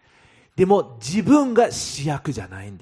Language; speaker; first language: Japanese; non-native, fluent; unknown